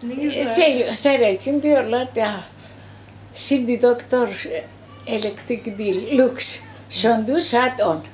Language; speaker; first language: Turkish; non-native, local second language; Greek